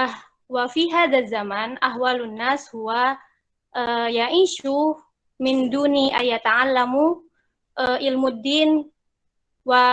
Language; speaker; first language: Arabic; non-native, learner; Indonesian